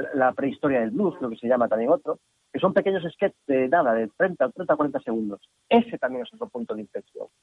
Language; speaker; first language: Spanish; native; Spanish